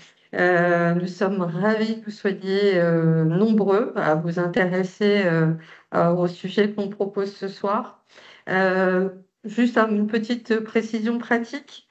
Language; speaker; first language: French; native; French